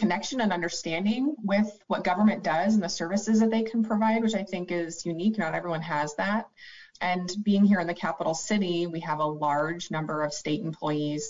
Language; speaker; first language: English; native; English